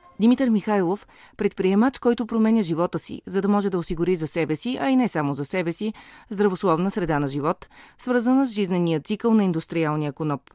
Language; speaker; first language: Bulgarian; native; Bulgarian